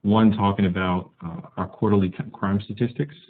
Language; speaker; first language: English; native; English